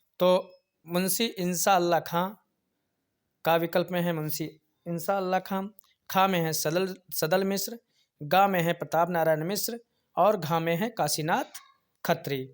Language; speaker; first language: Hindi; native; Hindi